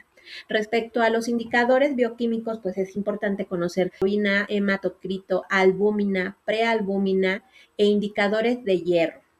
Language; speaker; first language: Spanish; native; Spanish